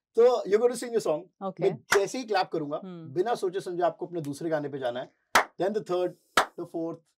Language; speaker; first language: Hindi; native; Hindi